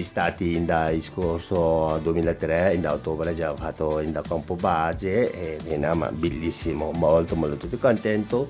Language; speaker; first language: Italian; non-native, learner; Nepali